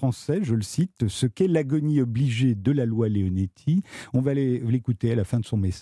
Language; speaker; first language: French; native; French